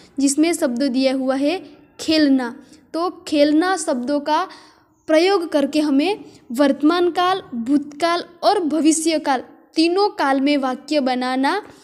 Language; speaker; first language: Hindi; non-native, local second language; Gujarati